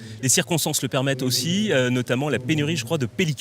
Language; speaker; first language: French; native; French